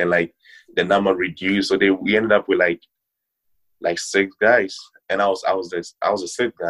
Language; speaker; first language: English; non-native, local second language; Ewe